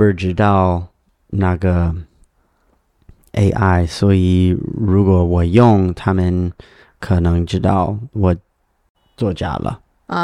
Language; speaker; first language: Chinese; non-native, learner; English